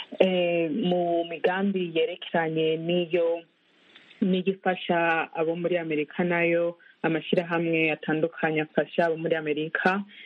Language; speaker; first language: Rundi; early bilingual, heritage; Rundi